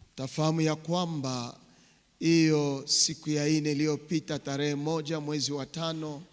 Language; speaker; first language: Swahili; native; Swahili